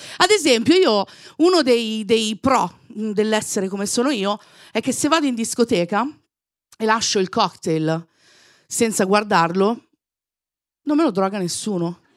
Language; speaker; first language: Italian; native; Italian